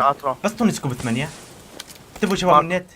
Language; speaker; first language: Arabic; native; Arabic